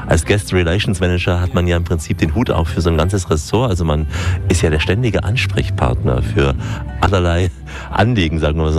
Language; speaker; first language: German; native; German